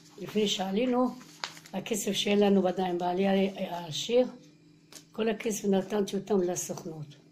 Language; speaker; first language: Hebrew; non-native, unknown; Arabic